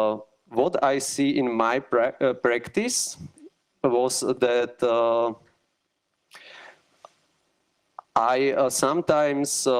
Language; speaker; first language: English; non-native, learner; Slovak